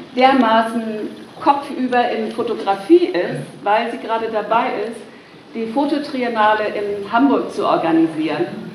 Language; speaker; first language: German; native; German